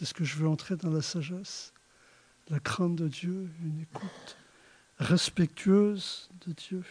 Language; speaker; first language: French; native; French